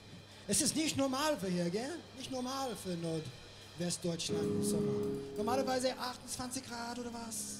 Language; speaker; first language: German; non-native, learner; English